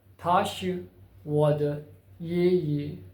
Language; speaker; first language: Chinese; non-native, fluent; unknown